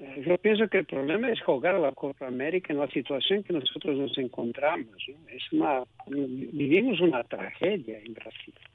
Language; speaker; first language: Spanish; non-native, local second language; Portuguese